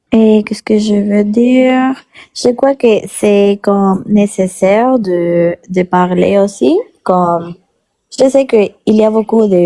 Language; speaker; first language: French; non-native, learner; Spanish